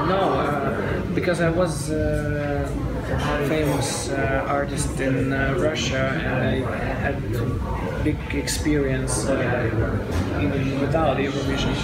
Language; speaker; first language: English; non-native, fluent; Russian